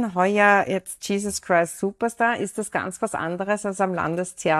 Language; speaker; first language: German; native; German